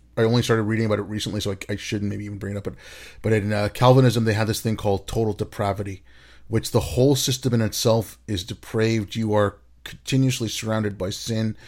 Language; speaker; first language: English; non-native, local second language; Urdu